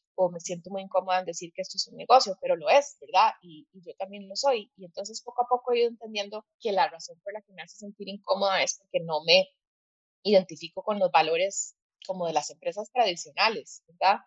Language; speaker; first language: Spanish; native; Spanish